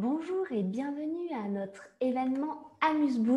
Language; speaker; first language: French; native; French